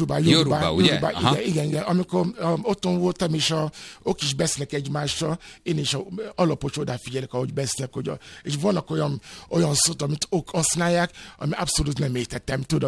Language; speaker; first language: Hungarian; non-native, learner; Yoruba